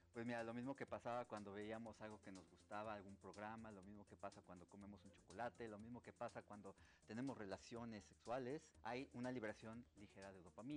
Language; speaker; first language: Spanish; native; Spanish